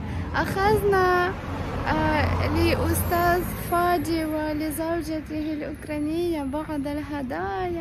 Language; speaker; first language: Arabic; non-native, fluent; Ukrainian